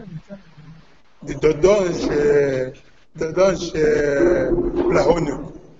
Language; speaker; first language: Romanian; non-native, learner; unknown